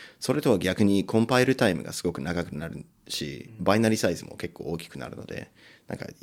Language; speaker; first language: Japanese; non-native, fluent; English